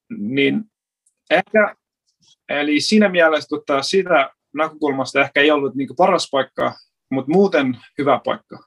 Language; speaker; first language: Finnish; non-native, fluent; Persian